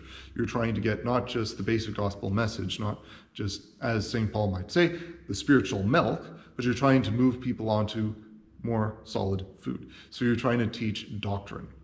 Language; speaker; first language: English; native; English